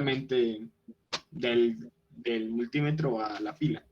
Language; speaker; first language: Spanish; native; Spanish